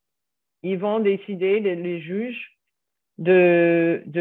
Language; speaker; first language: French; non-native, fluent; English